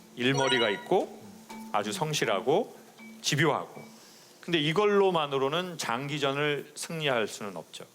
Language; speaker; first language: Korean; native; Korean